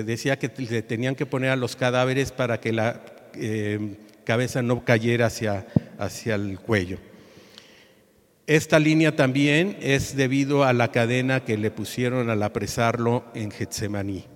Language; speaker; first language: Spanish; native; Spanish